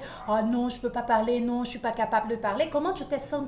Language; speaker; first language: French; non-native, fluent; Portuguese